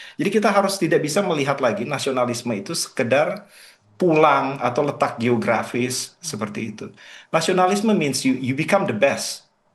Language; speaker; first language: Indonesian; native; Indonesian